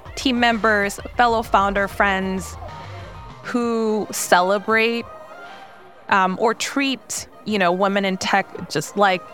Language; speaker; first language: English; non-native, fluent; Korean